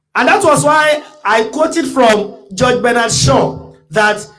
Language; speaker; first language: English; non-native, local second language; Yoruba